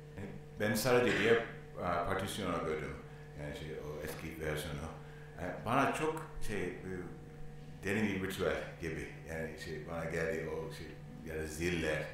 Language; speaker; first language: Turkish; non-native, learner; English